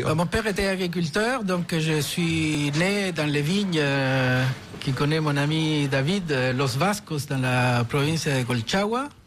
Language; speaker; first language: French; non-native, fluent; Spanish